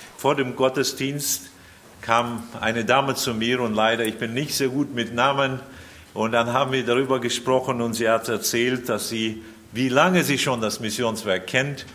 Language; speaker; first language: German; early bilingual, heritage; German